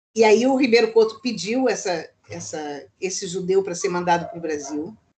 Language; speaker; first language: Portuguese; native; Portuguese